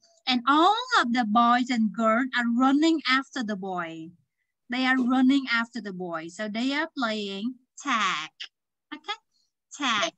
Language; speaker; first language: English; non-native, fluent; Vietnamese